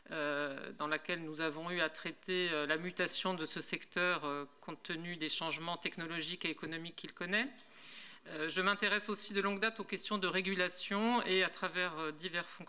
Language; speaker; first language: French; native; French